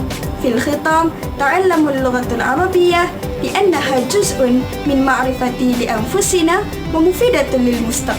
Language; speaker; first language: Arabic; non-native, learner; Malay